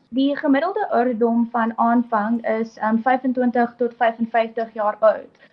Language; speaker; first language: Afrikaans; non-native, local second language; English